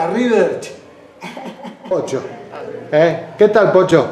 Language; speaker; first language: Italian; non-native, learner; Spanish